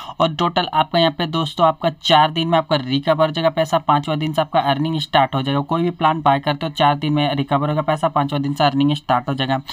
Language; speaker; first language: Hindi; native; Hindi